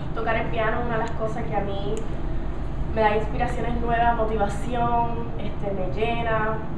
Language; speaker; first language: Spanish; early bilingual, other home language; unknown